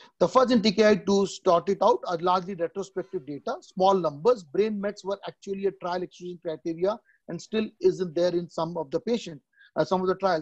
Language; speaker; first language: English; non-native, local second language; Odia